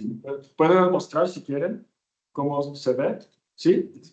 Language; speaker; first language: Spanish; non-native, fluent; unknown